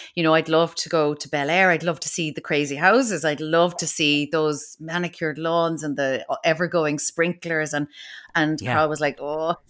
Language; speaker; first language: English; native; English